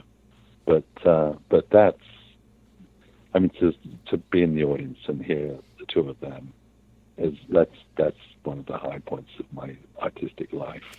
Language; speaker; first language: English; native; English